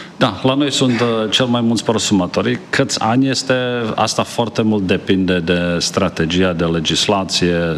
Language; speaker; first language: Romanian; non-native, fluent; Czech